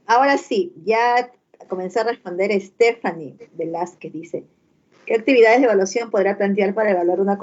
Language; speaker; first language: Spanish; native; Spanish